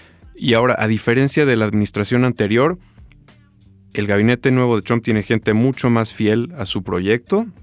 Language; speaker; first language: Spanish; native; Spanish